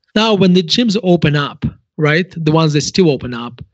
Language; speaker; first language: English; non-native, fluent; Russian